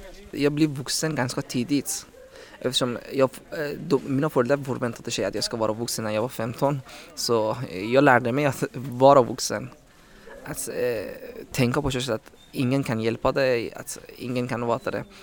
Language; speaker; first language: Swedish; non-native, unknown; Persian